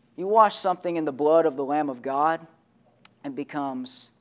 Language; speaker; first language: English; native; English